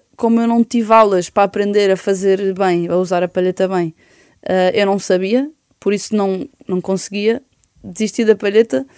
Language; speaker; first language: Portuguese; native; Portuguese